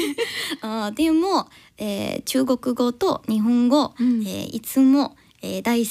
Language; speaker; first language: Japanese; non-native, learner; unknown